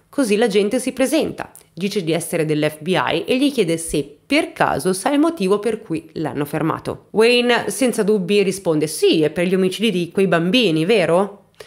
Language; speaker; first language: Italian; native; Italian